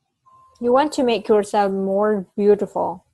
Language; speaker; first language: English; non-native, fluent; Vietnamese